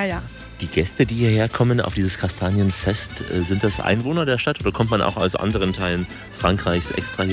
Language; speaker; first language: German; native; German